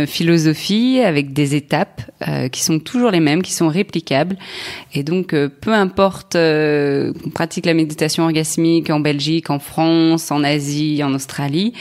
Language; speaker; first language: French; native; French